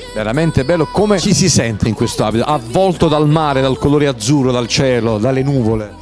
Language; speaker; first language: Italian; native; Italian